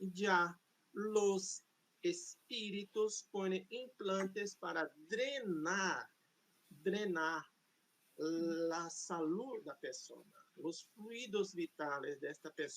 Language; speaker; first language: Spanish; non-native, fluent; Portuguese